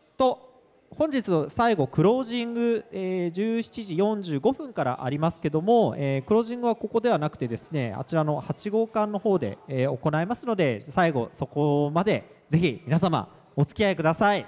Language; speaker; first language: Japanese; native; Japanese